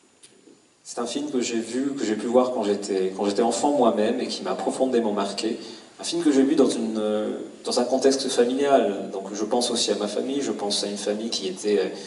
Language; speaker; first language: French; native; French